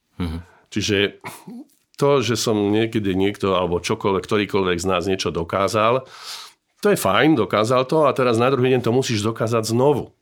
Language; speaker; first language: Slovak; native; Slovak